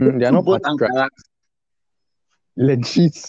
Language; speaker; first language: English; non-native, local second language; Yoruba